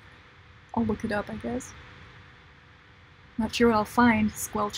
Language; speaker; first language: English; native; English